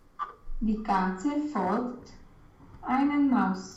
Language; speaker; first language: German; non-native, learner; Romanian